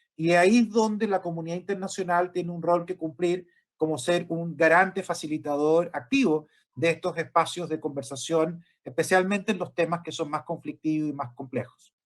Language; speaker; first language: Spanish; native; Spanish